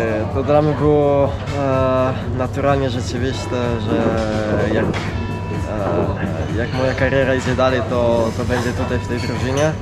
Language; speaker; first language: Polish; non-native, fluent; Italian